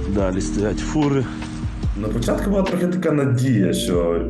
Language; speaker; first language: Ukrainian; native; Ukrainian